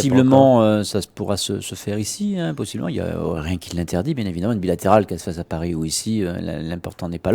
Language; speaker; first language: French; native; French